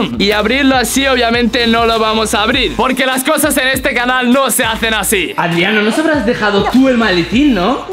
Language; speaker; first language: Spanish; native; Spanish